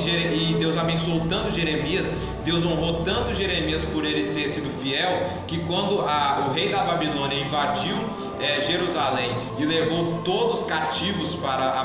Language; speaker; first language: Portuguese; native; Portuguese